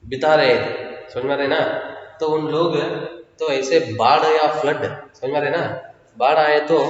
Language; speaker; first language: Hindi; non-native, local second language; Kannada